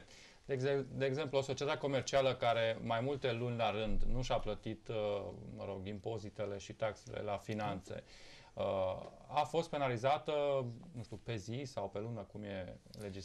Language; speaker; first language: Romanian; native; Romanian